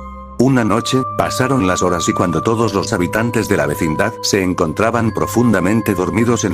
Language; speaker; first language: Spanish; native; Spanish